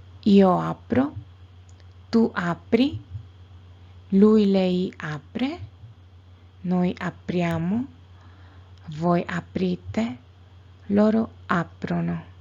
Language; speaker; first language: Italian; non-native, fluent; Spanish